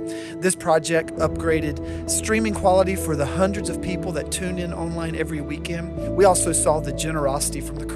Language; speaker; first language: English; native; English